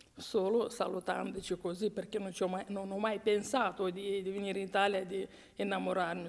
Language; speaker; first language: Italian; non-native, fluent; Romanian